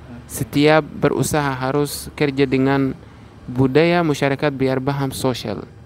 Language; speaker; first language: Indonesian; non-native, fluent; Arabic